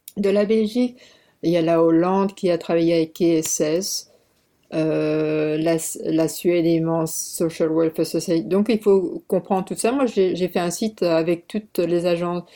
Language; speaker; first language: French; early bilingual, other home language; Korean